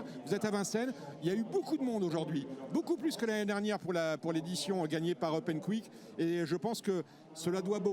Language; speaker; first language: French; native; French